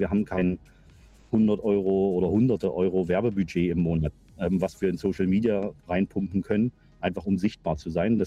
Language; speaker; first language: German; native; German